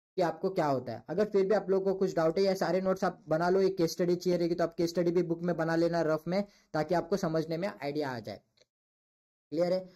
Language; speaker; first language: Hindi; non-native, local second language; Marathi